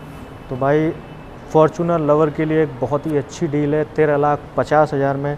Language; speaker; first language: Hindi; native; Hindi